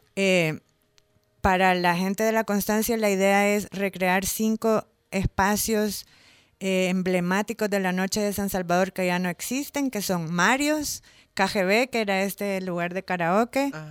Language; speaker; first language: Spanish; native; Spanish